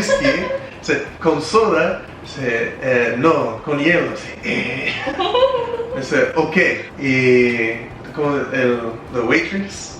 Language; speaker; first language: Spanish; non-native, fluent; English